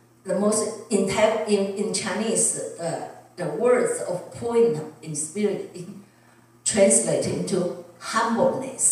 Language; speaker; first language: English; non-native, learner; Chinese